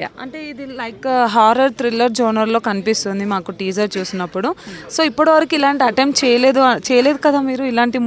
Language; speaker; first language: Telugu; native; Telugu